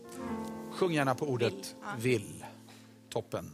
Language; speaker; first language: Swedish; native; Swedish